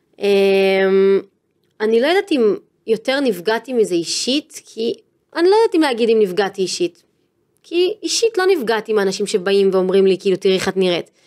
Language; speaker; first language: Hebrew; native; Hebrew